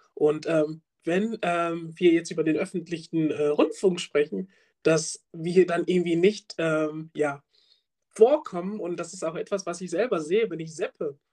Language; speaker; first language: German; early bilingual, other home language; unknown